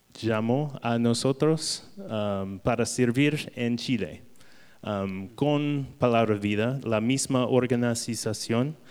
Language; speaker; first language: Spanish; non-native, learner; English